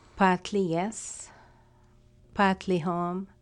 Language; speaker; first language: English; non-native, fluent; Arabic